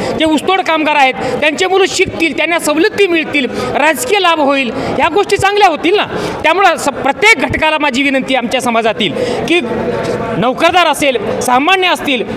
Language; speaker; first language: Marathi; non-native, local second language; Lambadi